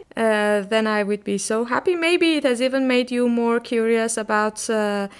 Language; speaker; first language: English; non-native, fluent; Persian